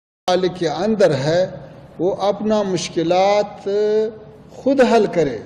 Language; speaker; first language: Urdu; non-native, fluent; Pashto